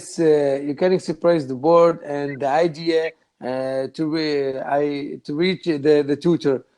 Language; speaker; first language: English; non-native, learner; Arabic